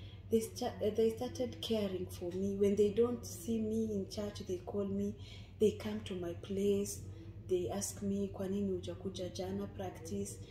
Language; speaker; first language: English; non-native, local second language; Swahili